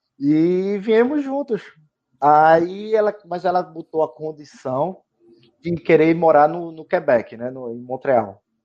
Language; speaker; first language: Portuguese; native; Portuguese